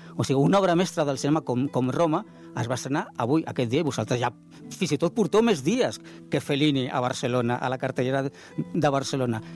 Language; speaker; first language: Catalan; native; Catalan